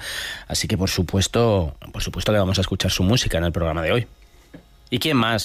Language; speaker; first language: Spanish; native; Spanish